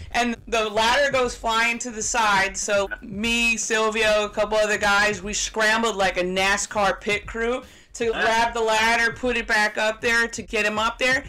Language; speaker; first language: English; native; English